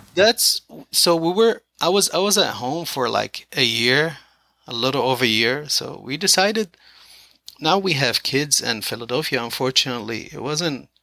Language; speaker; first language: English; non-native, fluent; Arabic